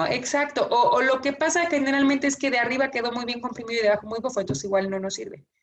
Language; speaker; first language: Spanish; native; Spanish